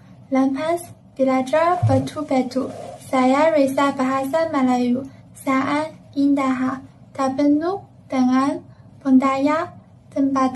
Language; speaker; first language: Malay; non-native, learner; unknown